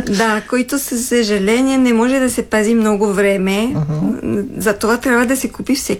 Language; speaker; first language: Bulgarian; non-native, fluent; French